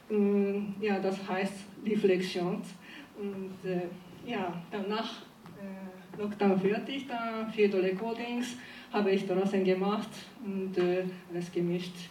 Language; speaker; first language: German; non-native, learner; Japanese